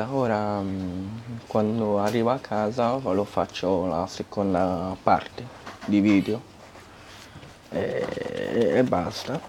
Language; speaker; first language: Italian; non-native, fluent; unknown